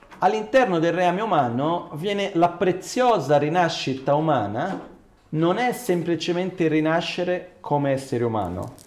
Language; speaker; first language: Italian; non-native, fluent; Portuguese